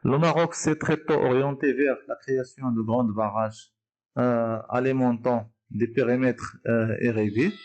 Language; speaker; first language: French; non-native, local second language; Arabic